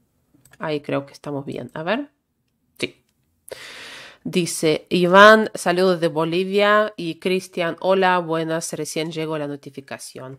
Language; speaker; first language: Spanish; non-native, fluent; Russian